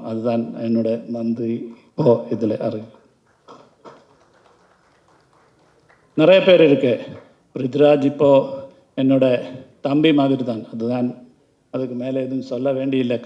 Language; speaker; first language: Tamil; non-native, learner; Malayalam